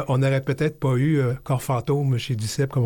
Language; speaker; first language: French; native; French